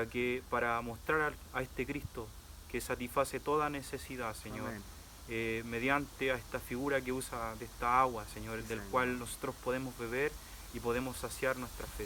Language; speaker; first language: Spanish; native; Spanish